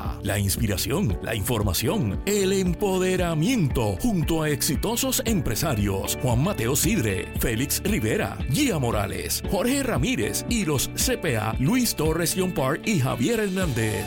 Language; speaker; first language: Spanish; native; Spanish